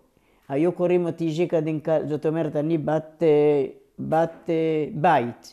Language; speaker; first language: Hebrew; non-native, local second language; Ladino